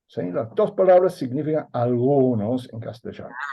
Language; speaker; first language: Spanish; non-native, fluent; English